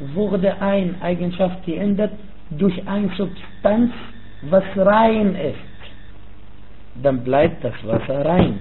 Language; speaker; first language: German; non-native, fluent; Arabic